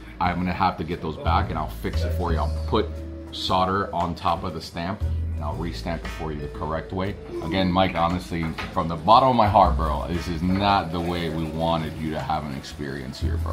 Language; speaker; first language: English; early bilingual, other home language; Spanish